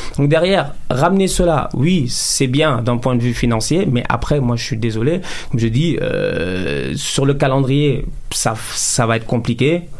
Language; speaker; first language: French; non-native, local second language; Wolof